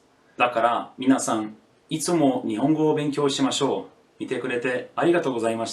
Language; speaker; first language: Japanese; non-native, learner; Portuguese